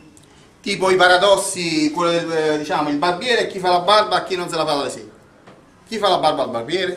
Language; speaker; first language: Italian; native; Italian